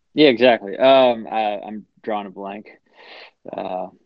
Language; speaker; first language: English; native; English